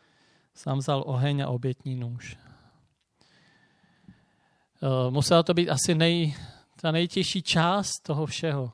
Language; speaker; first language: Czech; native; Czech